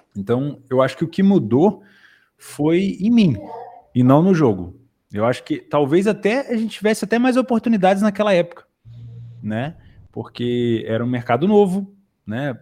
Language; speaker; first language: Portuguese; native; Portuguese